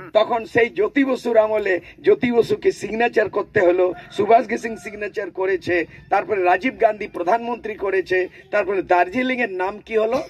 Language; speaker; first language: Bangla; non-native, local second language; Santali